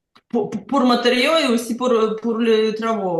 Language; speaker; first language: French; non-native, learner; Ukrainian